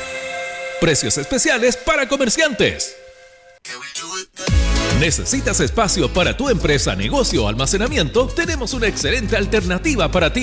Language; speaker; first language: Spanish; native; Spanish